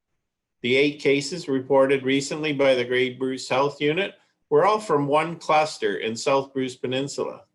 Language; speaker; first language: English; native; English